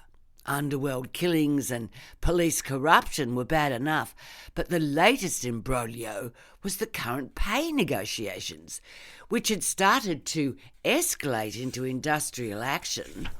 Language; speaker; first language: English; native; English